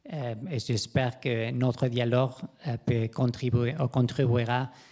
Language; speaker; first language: French; non-native, fluent; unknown